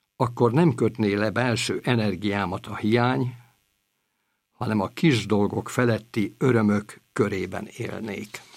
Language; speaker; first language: Hungarian; native; Hungarian